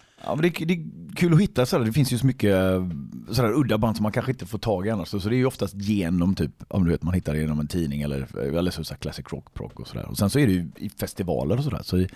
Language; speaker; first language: Swedish; native; Swedish